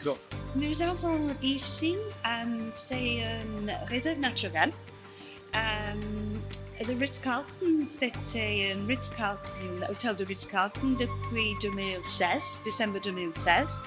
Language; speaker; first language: French; non-native, learner; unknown